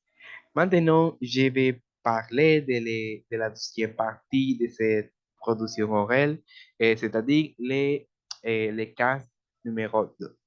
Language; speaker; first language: French; non-native, learner; Spanish